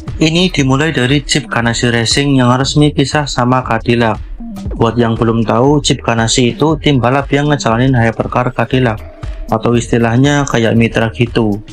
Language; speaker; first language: Indonesian; native; Indonesian